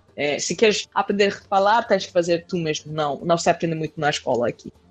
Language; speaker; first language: Portuguese; non-native, fluent; Icelandic